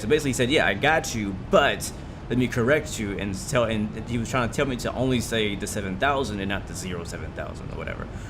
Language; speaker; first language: English; native; English